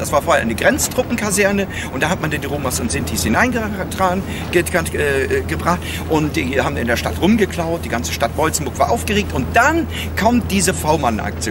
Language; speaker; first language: German; native; German